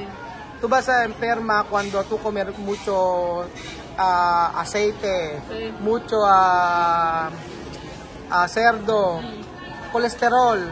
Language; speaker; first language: Spanish; non-native, learner; Filipino